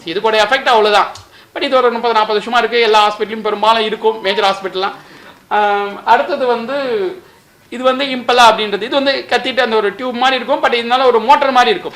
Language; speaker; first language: Tamil; native; Tamil